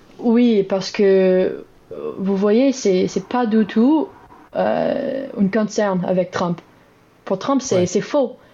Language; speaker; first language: French; non-native, learner; English